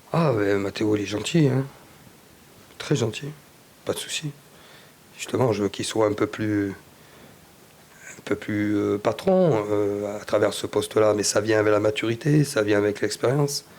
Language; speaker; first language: French; native; French